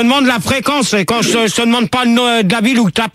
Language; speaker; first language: French; native; French